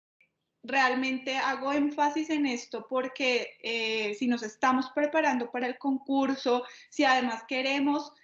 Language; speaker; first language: Spanish; native; Spanish